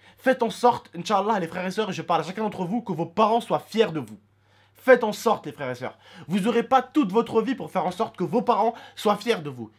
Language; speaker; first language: French; native; French